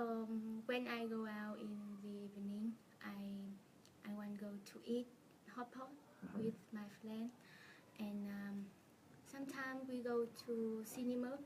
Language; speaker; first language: English; non-native, learner; Vietnamese